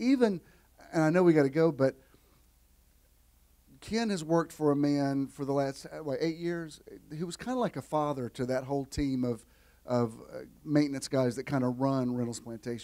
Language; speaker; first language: English; native; English